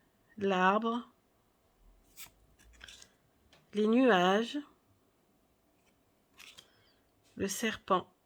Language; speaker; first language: French; native; French